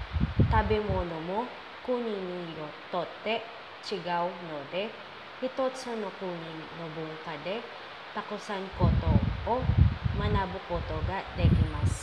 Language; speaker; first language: Japanese; non-native, learner; Filipino